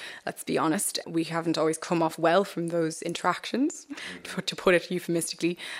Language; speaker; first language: English; native; English